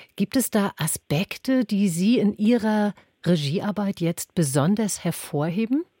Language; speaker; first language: German; native; German